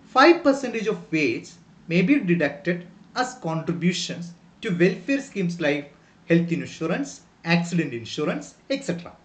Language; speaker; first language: English; non-native, local second language; Malayalam